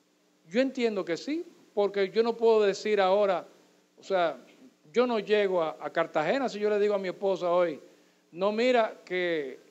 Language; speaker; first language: Spanish; native; Spanish